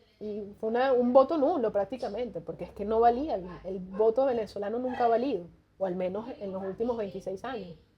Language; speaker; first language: Spanish; native; Spanish